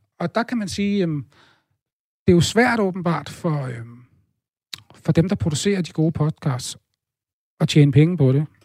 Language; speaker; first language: Danish; native; Danish